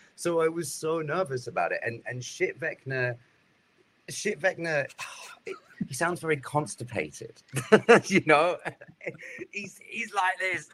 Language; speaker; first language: English; native; English